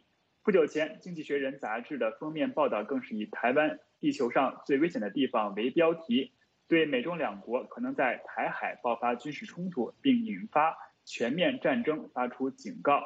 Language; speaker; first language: Chinese; native; Chinese